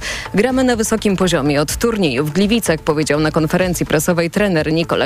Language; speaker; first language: Polish; native; Polish